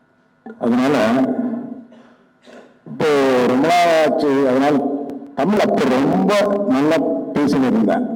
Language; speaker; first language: Tamil; non-native, local second language; Telugu